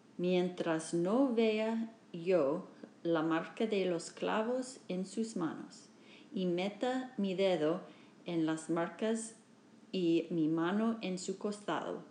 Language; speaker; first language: Spanish; non-native, learner; English